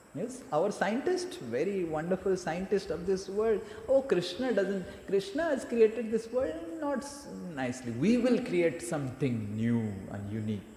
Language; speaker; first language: English; non-native, local second language; Hindi